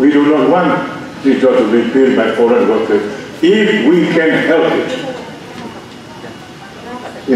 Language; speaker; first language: English; non-native, local second language; Malay